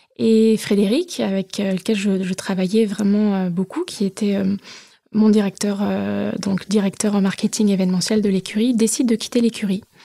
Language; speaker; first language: French; native; French